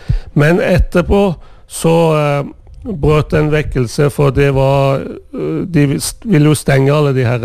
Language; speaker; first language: Swedish; non-native, fluent; Persian